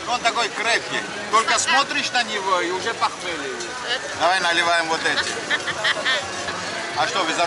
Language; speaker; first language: Russian; non-native, fluent; English